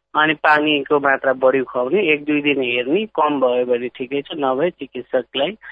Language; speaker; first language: Nepali; non-native, local second language; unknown